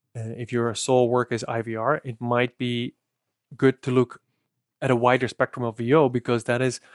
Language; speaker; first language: English; non-native, fluent; Dutch